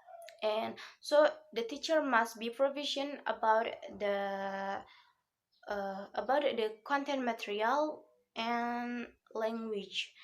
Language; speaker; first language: English; non-native, learner; Indonesian